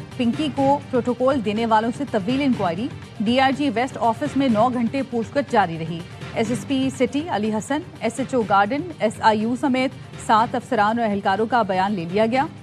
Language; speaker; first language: Urdu; native; Urdu